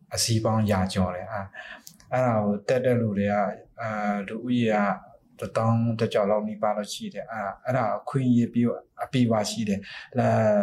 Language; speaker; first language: Burmese; non-native, local second language; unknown